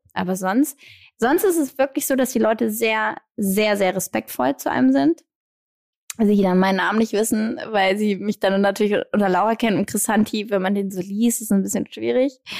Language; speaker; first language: German; early bilingual, other home language; Greek